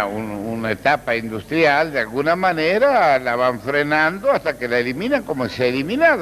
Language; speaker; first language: Spanish; native; Spanish